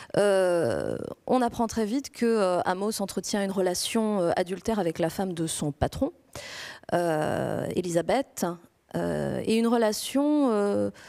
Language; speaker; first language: French; non-native, fluent; Greek